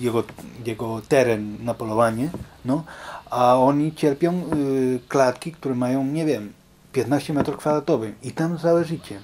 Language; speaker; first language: Polish; non-native, learner; Spanish